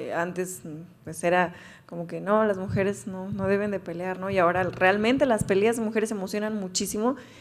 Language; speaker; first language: Spanish; native; Spanish